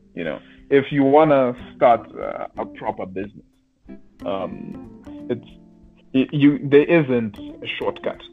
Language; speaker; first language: English; non-native, local second language; Shona